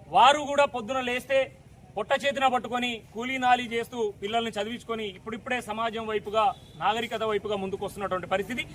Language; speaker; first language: Telugu; non-native, local second language; Lambadi